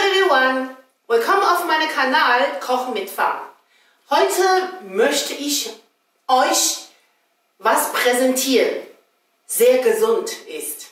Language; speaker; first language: German; non-native, fluent; Chinese